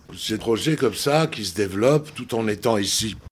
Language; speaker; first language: French; non-native, fluent; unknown